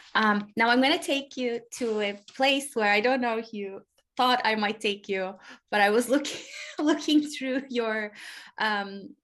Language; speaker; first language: English; non-native, fluent; Turkish